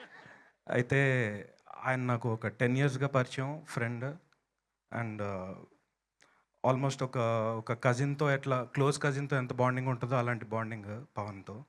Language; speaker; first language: Telugu; native; Telugu